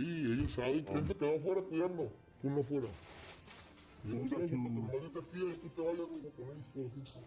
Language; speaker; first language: Spanish; native; Spanish